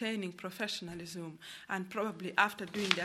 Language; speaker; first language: English; non-native, local second language; Acoli